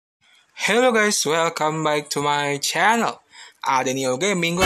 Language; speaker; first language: English; non-native, learner; Indonesian